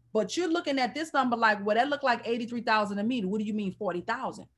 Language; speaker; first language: English; native; English